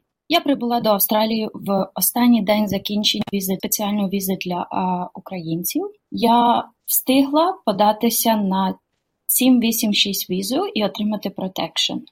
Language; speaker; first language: Ukrainian; native; Ukrainian